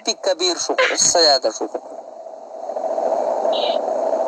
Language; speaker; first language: Arabic; non-native, learner; Pashto